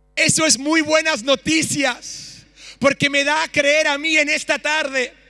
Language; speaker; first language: Spanish; early bilingual, other home language; English